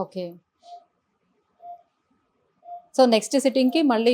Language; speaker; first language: Telugu; native; Telugu